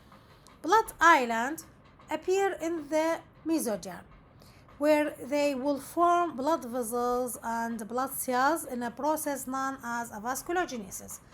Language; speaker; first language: English; non-native, local second language; Arabic